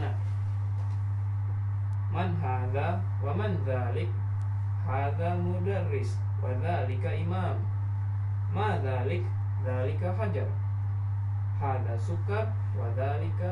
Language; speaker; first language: Arabic; non-native, learner; Indonesian